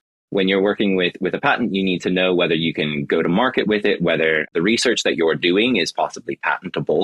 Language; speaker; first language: English; native; English